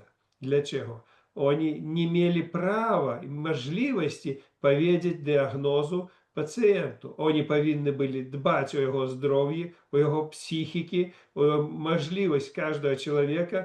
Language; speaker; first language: Polish; non-native, learner; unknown